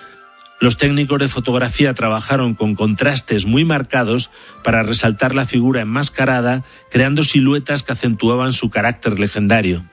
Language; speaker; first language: Spanish; native; Spanish